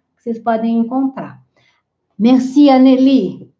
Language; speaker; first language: Portuguese; native; Portuguese